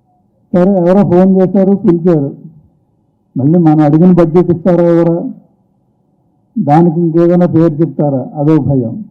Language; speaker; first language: Telugu; native; Telugu